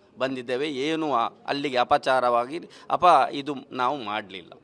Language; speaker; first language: Kannada; non-native, local second language; Tulu